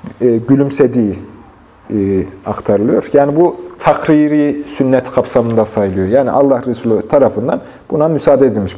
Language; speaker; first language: Turkish; native; Turkish